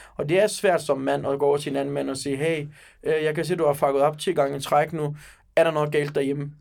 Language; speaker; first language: Danish; early bilingual, other home language; Turkish